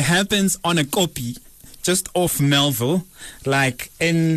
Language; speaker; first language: English; non-native, local second language; Zulu